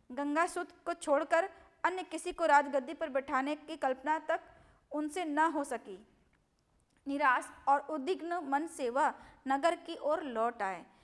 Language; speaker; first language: Hindi; non-native, local second language; Gujarati